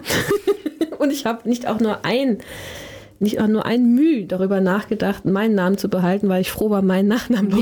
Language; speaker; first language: German; native; German